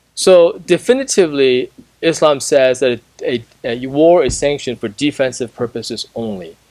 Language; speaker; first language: English; native; English